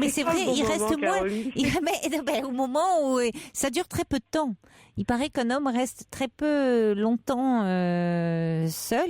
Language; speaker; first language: French; native; French